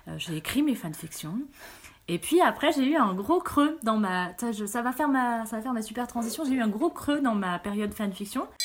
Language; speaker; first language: French; early bilingual, other home language; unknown